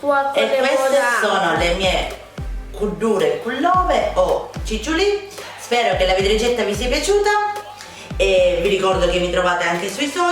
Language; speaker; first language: Italian; native; Italian